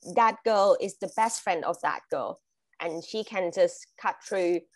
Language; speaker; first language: English; non-native, fluent; Thai